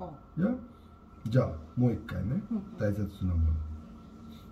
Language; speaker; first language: Japanese; non-native, learner; Hindi